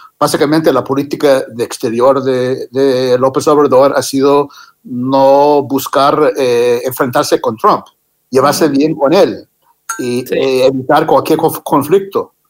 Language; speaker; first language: Spanish; non-native, fluent; English